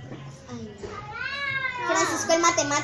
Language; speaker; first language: Spanish; native; Spanish